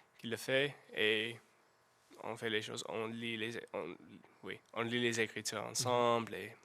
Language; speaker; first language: French; non-native, learner; English